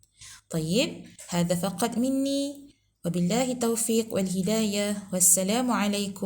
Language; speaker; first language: Arabic; non-native, fluent; Malay